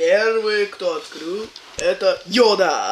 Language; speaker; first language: Russian; early bilingual, heritage; Russian